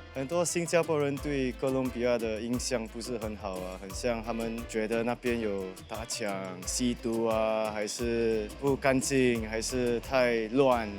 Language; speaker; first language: Chinese; native; Chinese